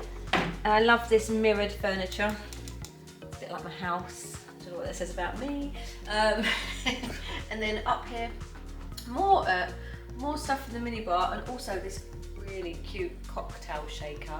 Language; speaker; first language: English; native; English